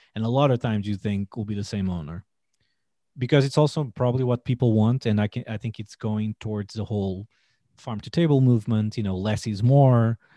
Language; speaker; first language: English; non-native, fluent; Portuguese